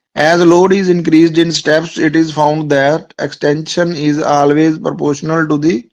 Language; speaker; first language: English; non-native, local second language; Punjabi